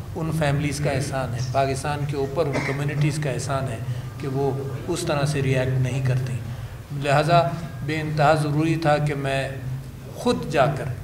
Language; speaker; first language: Urdu; native; Urdu